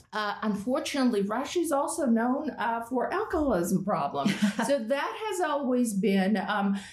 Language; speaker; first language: English; non-native, fluent; Russian